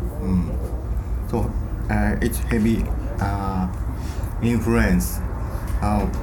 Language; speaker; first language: English; non-native, learner; Japanese